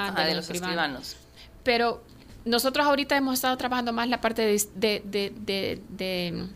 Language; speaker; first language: Spanish; early bilingual, heritage; Spanish